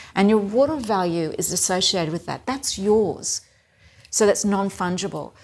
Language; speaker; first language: English; native; English